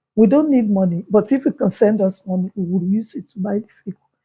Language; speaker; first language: English; non-native, local second language; Yoruba